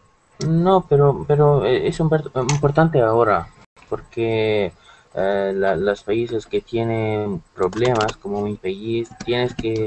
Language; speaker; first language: Spanish; non-native, learner; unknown